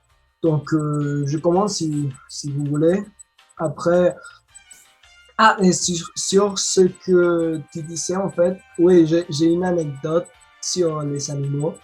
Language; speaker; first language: French; non-native, learner; Spanish